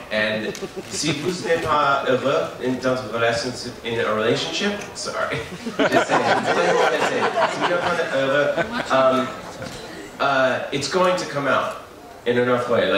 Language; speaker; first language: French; non-native, learner; English